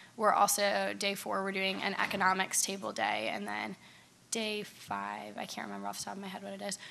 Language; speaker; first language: English; native; English